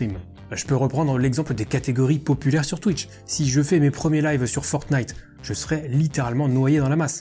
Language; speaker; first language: French; native; French